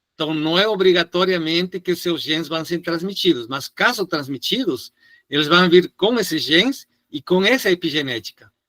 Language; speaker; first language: Portuguese; non-native, fluent; Spanish